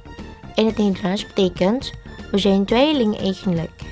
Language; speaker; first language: Dutch; non-native, learner; Indonesian